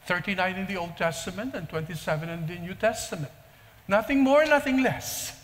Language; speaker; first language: English; non-native, local second language; Filipino